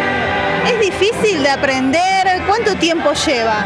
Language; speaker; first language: Spanish; native; Spanish